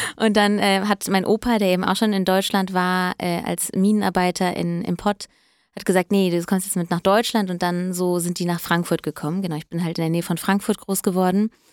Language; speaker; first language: German; early bilingual, other home language; Italian